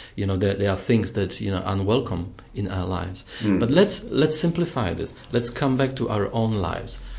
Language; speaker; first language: English; non-native, fluent; Polish